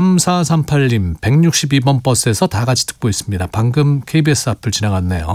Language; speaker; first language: Korean; native; Korean